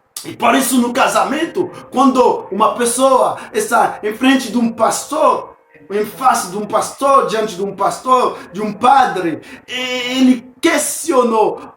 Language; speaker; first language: Portuguese; non-native, fluent; Haitian Creole